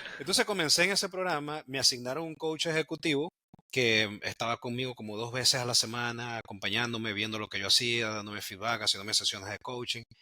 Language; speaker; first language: Spanish; native; Spanish